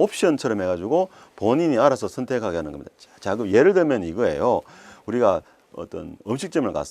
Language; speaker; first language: Korean; native; Korean